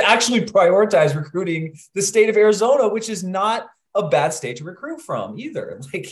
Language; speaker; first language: English; native; English